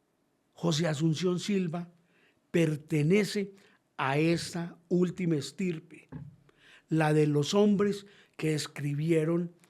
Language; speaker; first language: Spanish; native; Spanish